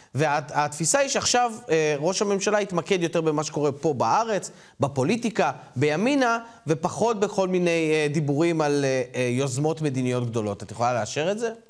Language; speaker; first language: Hebrew; native; Hebrew